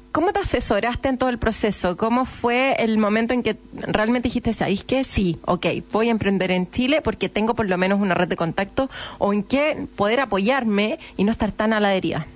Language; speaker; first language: Spanish; native; Spanish